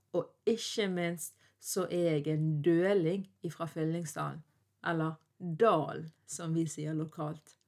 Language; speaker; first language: Norwegian; early bilingual, other home language; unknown